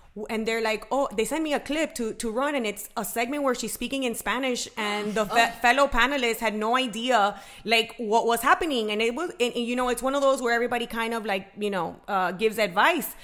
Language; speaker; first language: English; early bilingual, other home language; Spanish